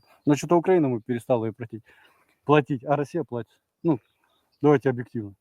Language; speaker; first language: Russian; native; Russian